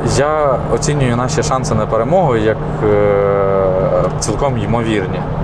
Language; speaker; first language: Ukrainian; native; Ukrainian